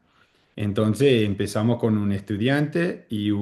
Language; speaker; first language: Spanish; early bilingual, heritage; Spanish